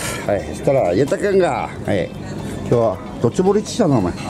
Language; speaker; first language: Japanese; native; Japanese